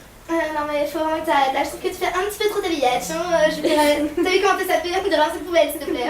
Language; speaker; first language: French; native; French